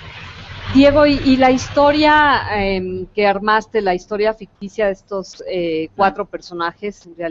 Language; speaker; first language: Spanish; native; Spanish